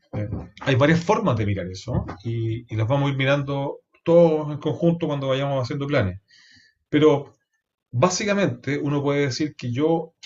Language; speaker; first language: Spanish; native; Spanish